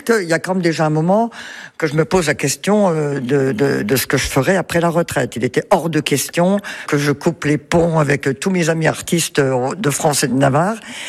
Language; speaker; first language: French; native; French